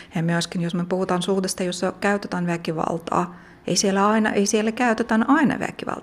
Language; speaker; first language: Finnish; non-native, fluent; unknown